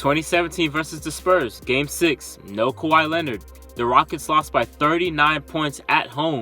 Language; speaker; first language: English; native; English